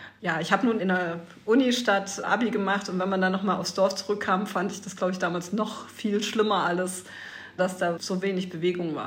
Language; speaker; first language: German; native; German